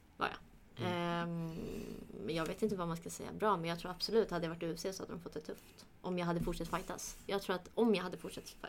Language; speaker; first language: Swedish; early bilingual, other home language; Kurdish